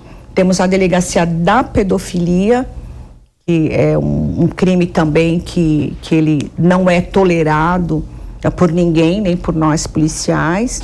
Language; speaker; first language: Portuguese; native; Portuguese